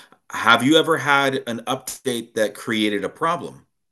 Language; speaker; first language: English; native; English